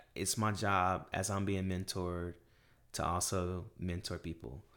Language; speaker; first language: English; native; English